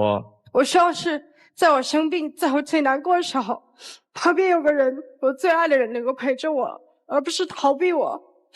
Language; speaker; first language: Chinese; native; Chinese